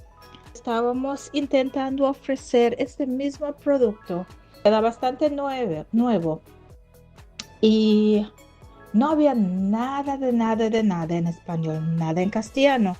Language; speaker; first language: Spanish; non-native, fluent; English